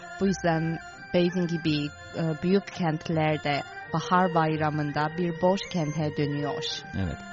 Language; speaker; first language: Turkish; non-native, fluent; Chinese